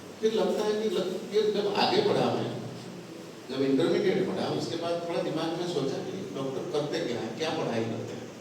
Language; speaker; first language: Hindi; non-native, local second language; Odia